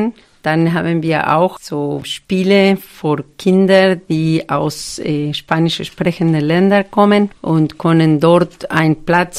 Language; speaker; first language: German; non-native, fluent; Spanish